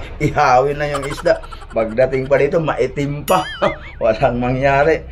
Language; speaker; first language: Filipino; non-native, local second language; Cebuano